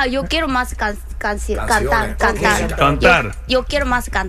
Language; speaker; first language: Spanish; non-native, learner; Korean